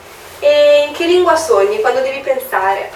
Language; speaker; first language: Italian; native; Italian